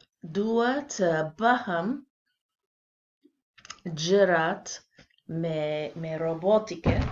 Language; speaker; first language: Albanian; non-native, learner; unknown